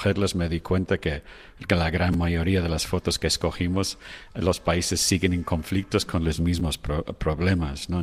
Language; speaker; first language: Spanish; non-native, fluent; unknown